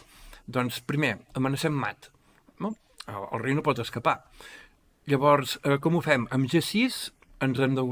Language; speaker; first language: Catalan; native; Catalan